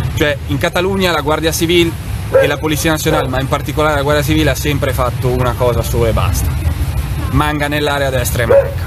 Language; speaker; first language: Italian; non-native, fluent; Catalan